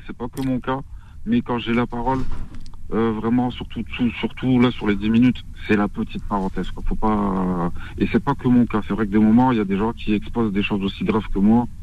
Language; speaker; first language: French; early bilingual, other home language; Arabic